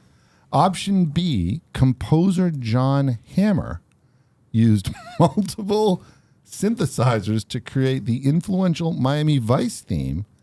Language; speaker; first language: English; native; English